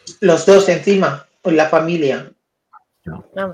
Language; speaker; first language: Spanish; non-native, fluent; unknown